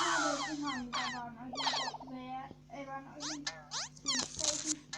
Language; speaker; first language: Finnish; native; Finnish